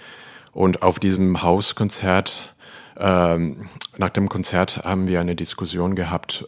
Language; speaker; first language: German; non-native, fluent; Cantonese